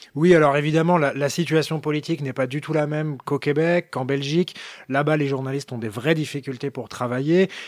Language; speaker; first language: French; native; French